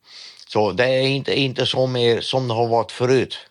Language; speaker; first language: Swedish; non-native, fluent; Dutch